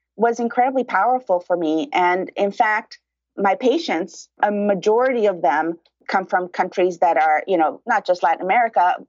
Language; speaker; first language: English; early bilingual, other home language; Spanish